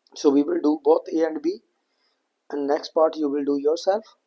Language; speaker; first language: English; non-native, local second language; Punjabi